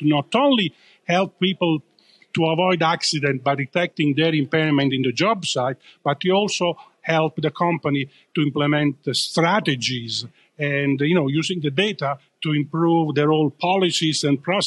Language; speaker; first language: English; non-native, fluent; Italian